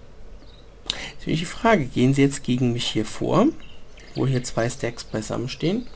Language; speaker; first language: German; native; German